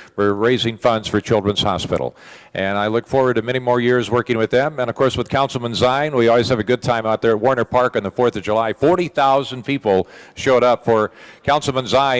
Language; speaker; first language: English; native; English